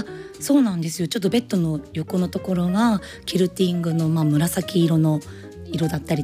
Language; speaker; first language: Japanese; native; Japanese